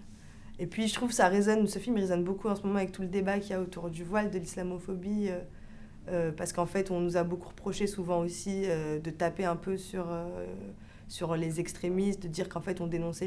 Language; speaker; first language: French; early bilingual, other home language; Arabic